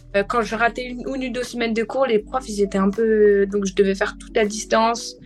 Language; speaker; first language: French; native; French